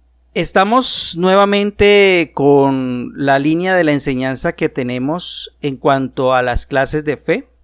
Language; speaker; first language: Spanish; native; Spanish